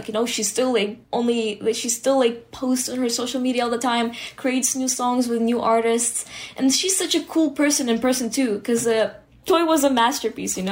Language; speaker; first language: English; early bilingual, other home language; Hebrew